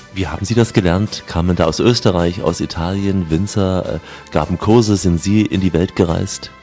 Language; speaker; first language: German; native; German